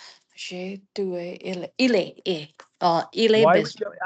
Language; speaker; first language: French; non-native, learner; English